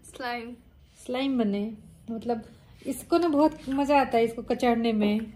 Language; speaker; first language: Hindi; non-native, local second language; Bhojpuri